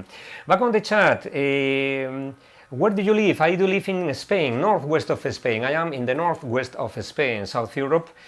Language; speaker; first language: English; non-native, fluent; Spanish